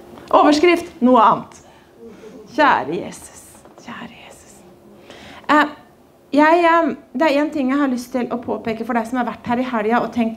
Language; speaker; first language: Norwegian; native; Norwegian